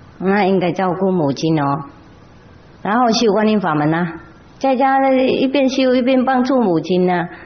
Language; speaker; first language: Chinese; non-native, fluent; Vietnamese